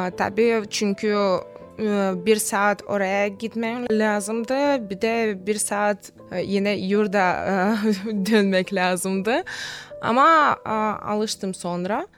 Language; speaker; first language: Turkish; non-native, fluent; Russian